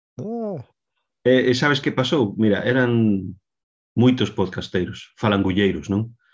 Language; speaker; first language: Galician; non-native, local second language; Spanish